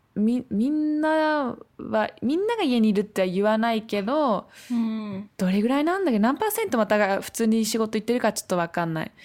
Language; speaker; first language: Japanese; early bilingual, heritage; German